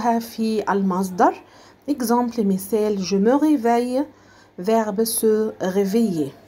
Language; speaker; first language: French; non-native, fluent; Arabic